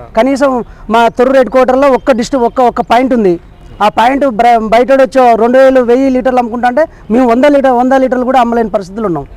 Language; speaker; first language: Telugu; native; Telugu